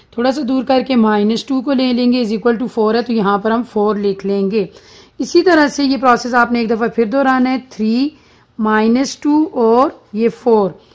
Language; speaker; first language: Urdu; native; Urdu